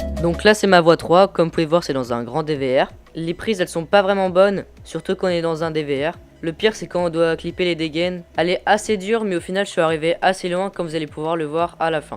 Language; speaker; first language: French; native; French